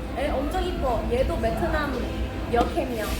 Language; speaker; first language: Korean; non-native, fluent; Vietnamese